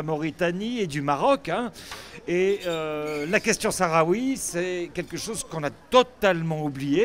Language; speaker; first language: French; native; French